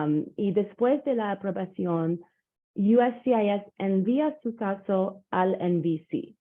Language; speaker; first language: Spanish; non-native, learner; English